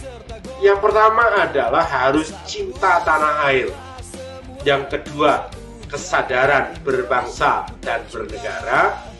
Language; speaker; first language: Indonesian; native; Indonesian